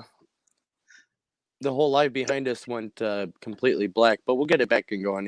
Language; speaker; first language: English; native; English